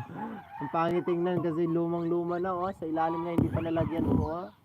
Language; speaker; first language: Filipino; non-native, local second language; Cebuano